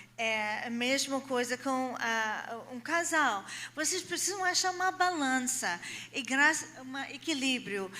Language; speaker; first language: Portuguese; non-native, fluent; English